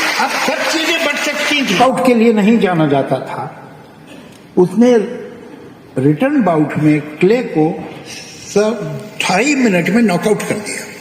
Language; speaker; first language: Urdu; native; Urdu